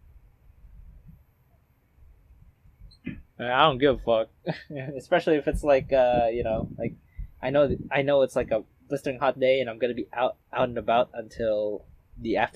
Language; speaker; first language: English; non-native, local second language; Filipino